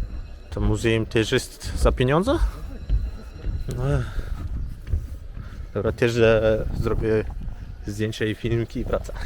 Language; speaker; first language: Polish; non-native, learner; Kazakh